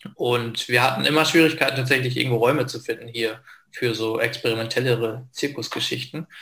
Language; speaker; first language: German; native; German